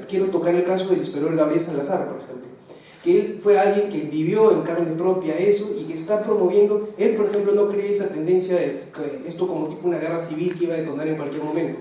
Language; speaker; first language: Spanish; native; Spanish